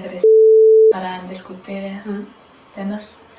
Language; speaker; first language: Spanish; non-native, learner; English